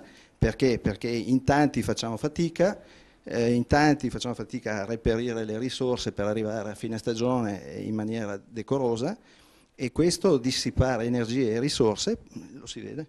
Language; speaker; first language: Italian; native; Italian